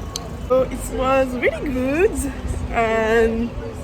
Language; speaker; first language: English; non-native, learner; French